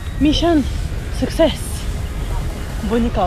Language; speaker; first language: Korean; non-native, fluent; Lithuanian